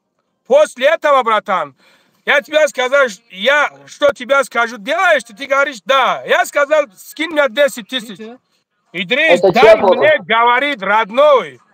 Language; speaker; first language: Russian; non-native, learner; Tajik